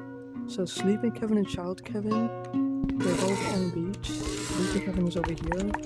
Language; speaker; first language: English; non-native, fluent; Dutch